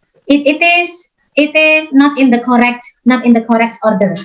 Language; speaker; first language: English; non-native, fluent; Indonesian